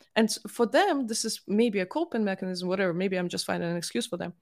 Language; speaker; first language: English; non-native, fluent; Russian